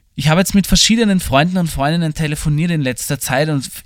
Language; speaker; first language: German; native; German